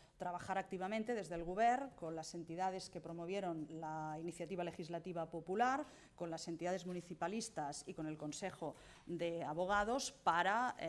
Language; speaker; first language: Spanish; non-native, local second language; Catalan